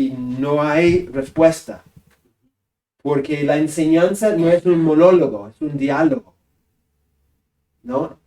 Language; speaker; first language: Spanish; non-native, fluent; English